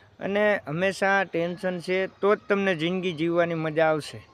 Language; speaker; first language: Gujarati; native; Gujarati